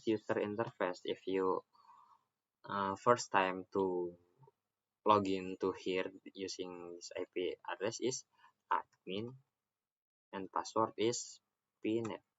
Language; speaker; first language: English; non-native, learner; Indonesian